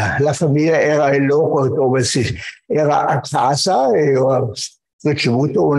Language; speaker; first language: Italian; non-native, fluent; German